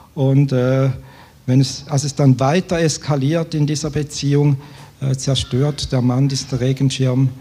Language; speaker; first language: German; native; German